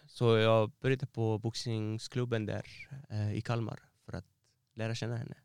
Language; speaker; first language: Swedish; non-native, fluent; Persian